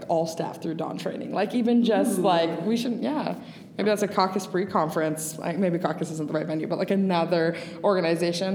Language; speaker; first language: English; native; English